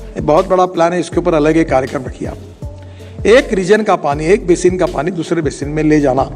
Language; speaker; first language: Hindi; non-native, local second language; Marathi